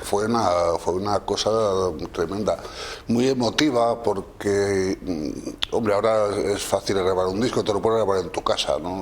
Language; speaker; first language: Spanish; native; Spanish